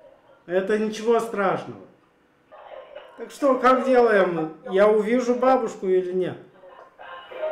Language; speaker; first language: Russian; non-native, local second language; Romanian